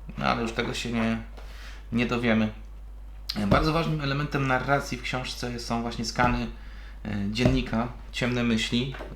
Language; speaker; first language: Polish; native; Polish